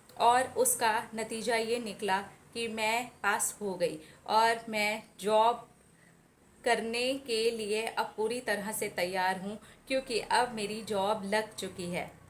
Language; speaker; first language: Hindi; native; Hindi